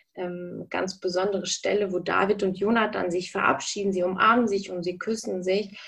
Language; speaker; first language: German; early bilingual, other home language; Russian